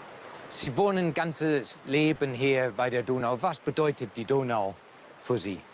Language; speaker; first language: German; non-native, learner; Hungarian